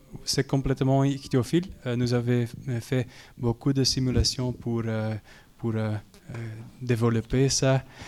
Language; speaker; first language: French; non-native, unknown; Dutch